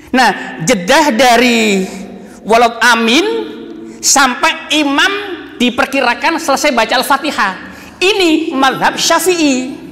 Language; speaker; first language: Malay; native; Malay